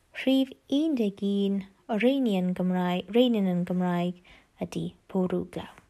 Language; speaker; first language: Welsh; non-native, learner; English